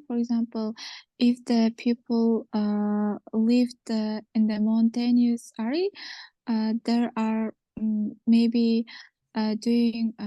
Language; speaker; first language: English; non-native, learner; Kazakh